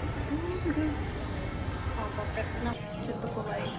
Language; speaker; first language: Japanese; non-native, learner; Filipino